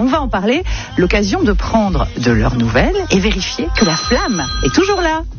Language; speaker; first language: French; native; French